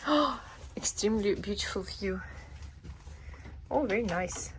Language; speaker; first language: English; non-native, learner; Russian